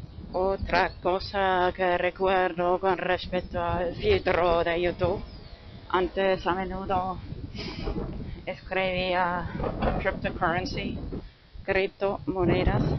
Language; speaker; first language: Spanish; non-native, fluent; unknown